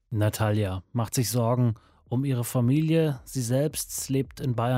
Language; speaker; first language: German; native; German